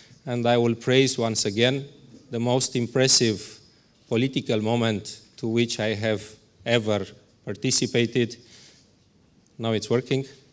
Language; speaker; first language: English; non-native, fluent; Romanian